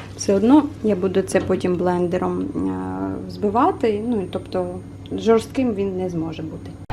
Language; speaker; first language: Ukrainian; native; Ukrainian